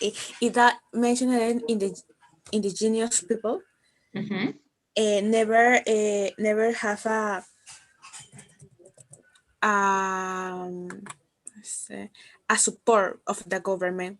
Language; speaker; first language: English; non-native, learner; Spanish